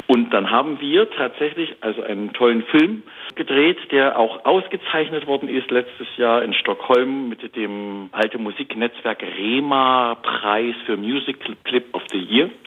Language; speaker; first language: German; native; German